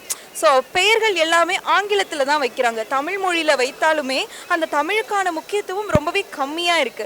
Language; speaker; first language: Tamil; native; Tamil